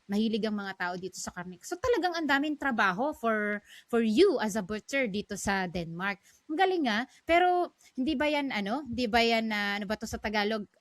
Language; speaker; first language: Filipino; native; Filipino